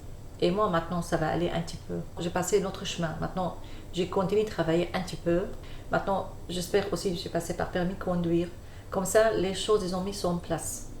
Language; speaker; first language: French; non-native, learner; Arabic